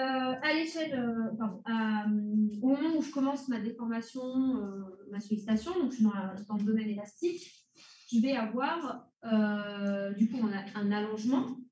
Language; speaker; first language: French; native; French